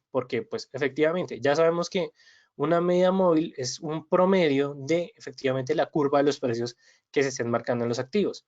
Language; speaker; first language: Spanish; native; Spanish